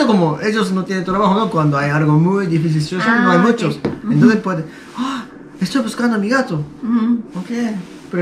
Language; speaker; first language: Spanish; non-native, learner; Japanese